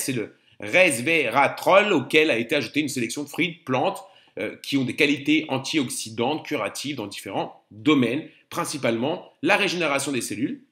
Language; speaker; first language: French; native; French